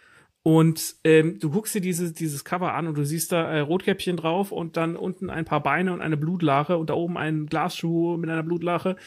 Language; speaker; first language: German; native; German